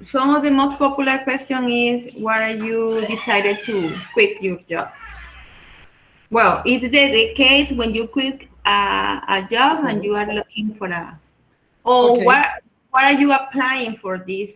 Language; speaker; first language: English; non-native, learner; Spanish